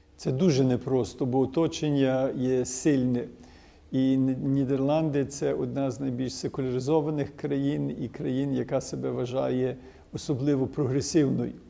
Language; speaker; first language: Ukrainian; early bilingual, heritage; Ukrainian